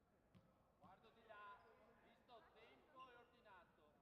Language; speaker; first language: Italian; native; Italian